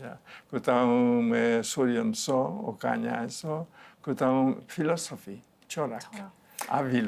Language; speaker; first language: Korean; non-native, learner; Spanish